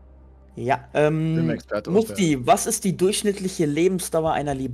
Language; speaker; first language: German; native; German